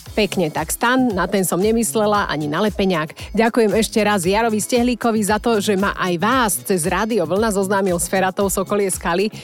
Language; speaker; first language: Slovak; native; Slovak